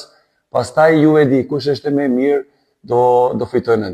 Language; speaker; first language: Albanian; non-native, learner; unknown